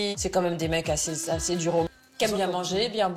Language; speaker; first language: French; native; French